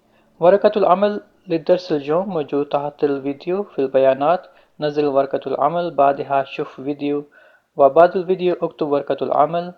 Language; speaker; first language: Arabic; non-native, learner; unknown